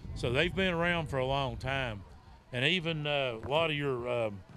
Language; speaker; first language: English; native; English